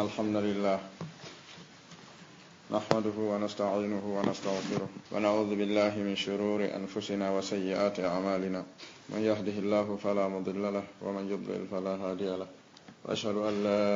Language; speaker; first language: Arabic; non-native, fluent; Fula